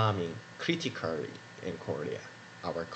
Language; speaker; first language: English; non-native, learner; Korean